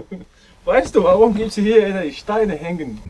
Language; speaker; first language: German; non-native, learner; Mongolian